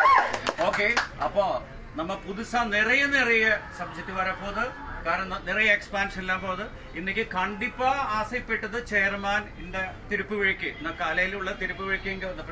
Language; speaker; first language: Tamil; non-native, learner; Malayalam